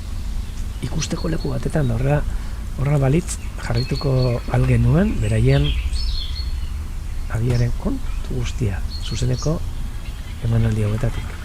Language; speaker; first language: Basque; native; Basque